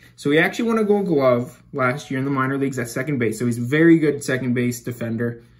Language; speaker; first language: English; native; English